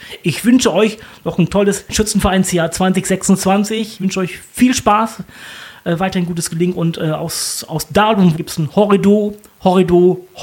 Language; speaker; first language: German; native; German